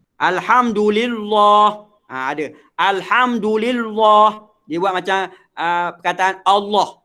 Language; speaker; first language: Malay; native; Malay